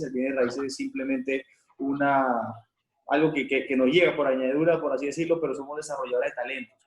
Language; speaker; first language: Spanish; native; Spanish